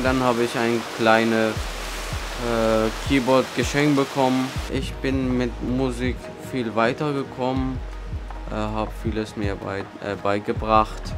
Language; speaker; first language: German; early bilingual, other home language; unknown